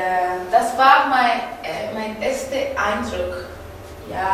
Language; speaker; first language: German; non-native, fluent; Spanish